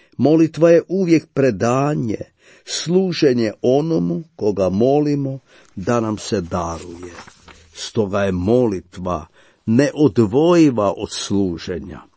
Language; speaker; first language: Croatian; native; Croatian